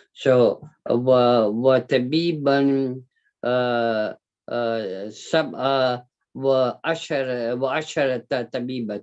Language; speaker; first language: Arabic; non-native, learner; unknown